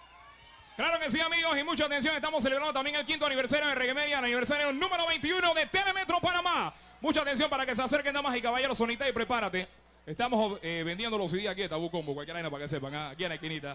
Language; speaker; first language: Spanish; native; Spanish